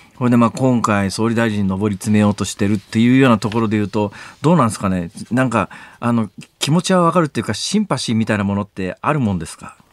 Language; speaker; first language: Japanese; native; Japanese